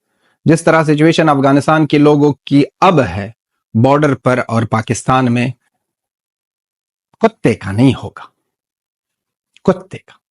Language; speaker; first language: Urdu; non-native, fluent; Pashto